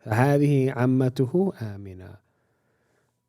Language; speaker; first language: Arabic; non-native, fluent; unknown